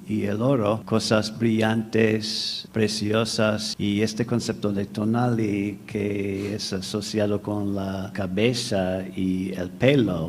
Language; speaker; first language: Spanish; non-native, fluent; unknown